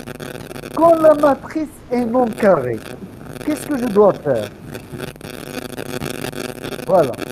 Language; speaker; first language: French; non-native, local second language; Arabic